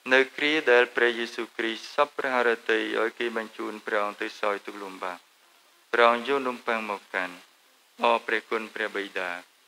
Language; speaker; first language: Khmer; native; Khmer